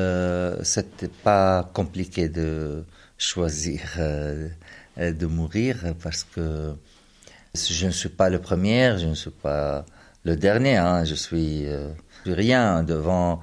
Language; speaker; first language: French; non-native, fluent; Arabic